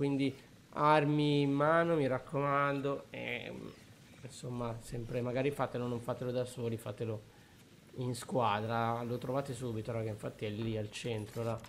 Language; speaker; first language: Italian; native; Italian